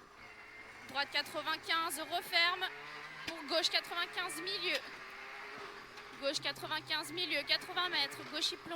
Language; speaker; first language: French; native; French